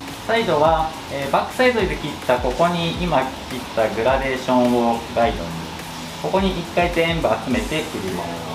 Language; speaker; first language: Japanese; native; Japanese